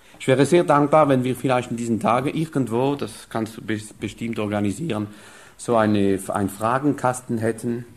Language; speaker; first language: German; non-native, fluent; French